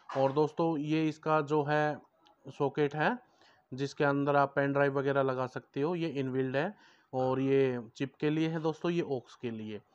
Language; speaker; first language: Hindi; native; Hindi